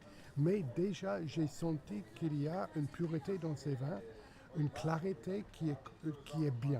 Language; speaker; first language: French; non-native, fluent; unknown